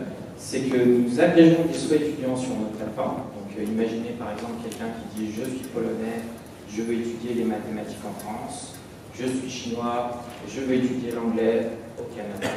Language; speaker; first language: French; native; French